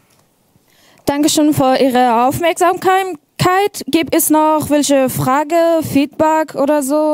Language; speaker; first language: German; non-native, learner; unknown